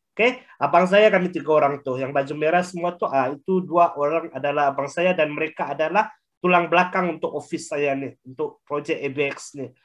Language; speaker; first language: Malay; native; Malay